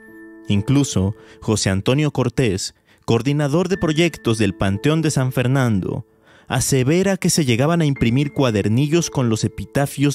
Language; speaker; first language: Spanish; native; Spanish